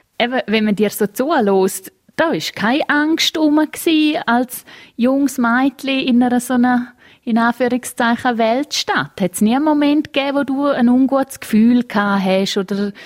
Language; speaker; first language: German; native; German